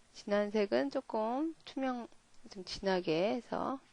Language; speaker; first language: Korean; native; Korean